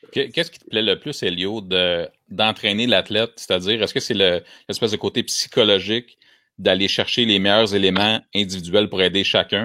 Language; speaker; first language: French; native; French